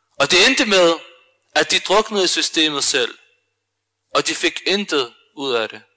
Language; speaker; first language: Danish; early bilingual, other home language; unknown